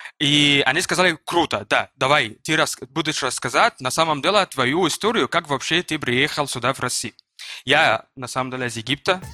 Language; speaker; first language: Russian; non-native, learner; Arabic